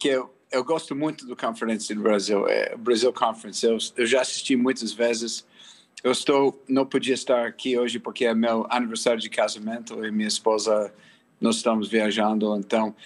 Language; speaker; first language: Portuguese; non-native, fluent; English